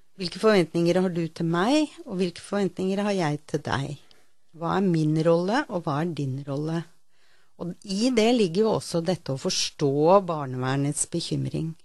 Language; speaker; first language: Norwegian; native; Norwegian